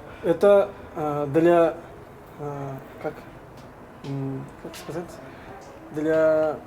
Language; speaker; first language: Russian; non-native, local second language; Uzbek